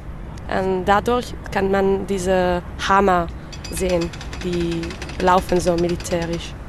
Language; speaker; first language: German; non-native, learner; French